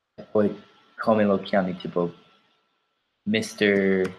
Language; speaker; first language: Italian; non-native, fluent; English